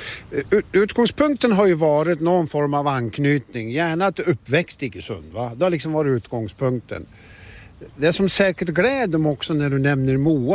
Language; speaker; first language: Swedish; native; Swedish